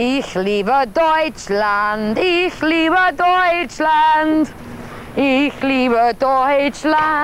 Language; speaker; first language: German; non-native, learner; English